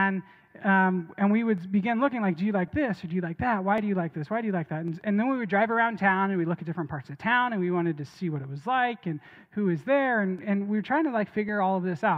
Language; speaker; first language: English; native; English